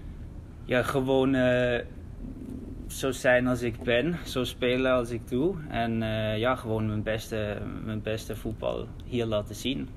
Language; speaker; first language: Dutch; early bilingual, heritage; German